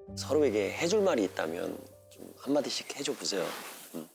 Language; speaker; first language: Korean; native; Korean